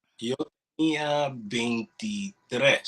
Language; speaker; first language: Spanish; early bilingual, heritage; English